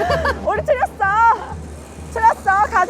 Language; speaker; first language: Korean; non-native, learner; Chinese